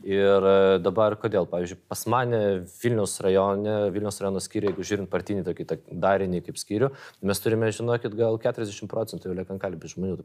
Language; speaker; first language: Lithuanian; non-native, local second language; Polish